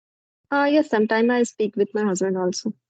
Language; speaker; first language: English; non-native, learner; Hindi